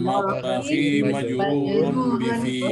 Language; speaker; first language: Arabic; non-native, learner; Malay